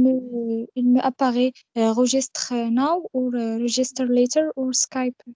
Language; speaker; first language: French; non-native, local second language; Arabic